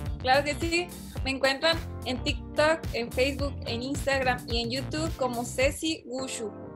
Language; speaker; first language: Spanish; native; Spanish